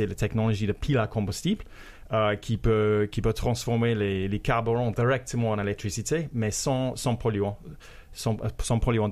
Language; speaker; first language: French; non-native, fluent; English